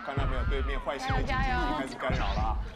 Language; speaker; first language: Chinese; native; Chinese